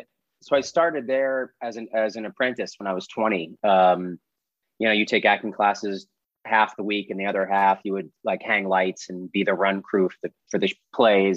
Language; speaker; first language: English; native; English